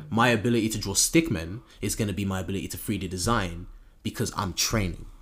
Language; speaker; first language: English; native; English